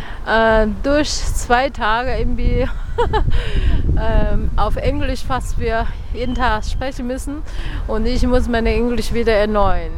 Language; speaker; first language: German; non-native, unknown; Chinese